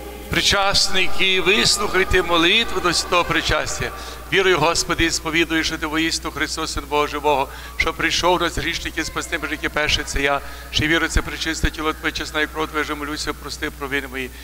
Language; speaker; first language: Ukrainian; native; Ukrainian